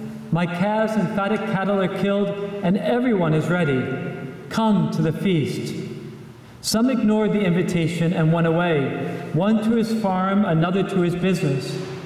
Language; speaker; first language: English; native; English